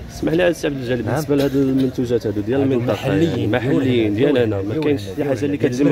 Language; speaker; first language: Arabic; native; Arabic